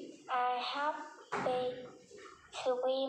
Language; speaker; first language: English; non-native, learner; Vietnamese